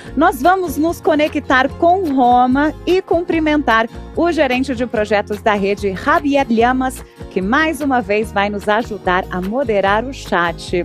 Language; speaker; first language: Portuguese; native; Portuguese